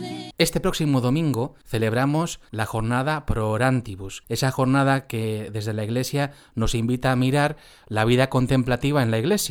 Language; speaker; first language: Spanish; native; Spanish